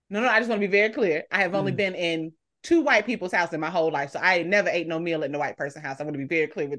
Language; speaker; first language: English; native; English